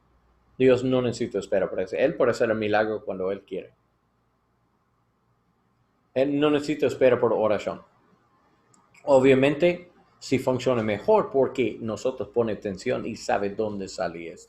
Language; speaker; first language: Spanish; non-native, learner; English